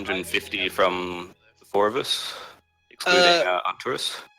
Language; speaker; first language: English; native; English